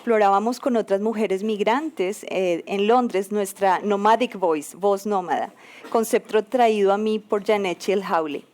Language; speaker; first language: Spanish; native; Spanish